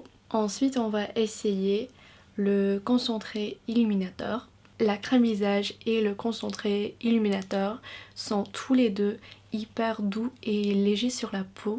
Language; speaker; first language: French; non-native, fluent; English